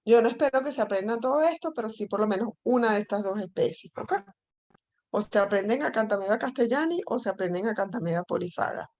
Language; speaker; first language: Spanish; native; Spanish